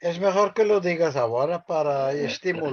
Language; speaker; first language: Spanish; non-native, fluent; Portuguese